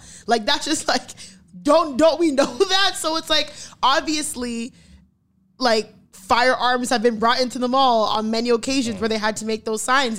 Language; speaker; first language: English; native; English